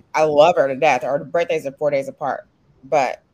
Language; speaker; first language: English; native; English